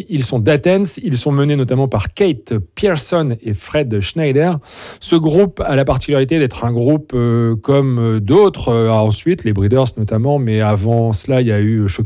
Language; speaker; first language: French; native; French